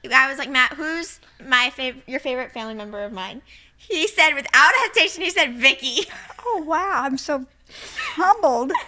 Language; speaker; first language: English; native; English